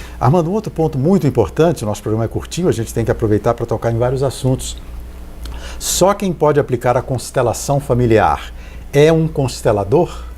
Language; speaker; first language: Portuguese; native; Portuguese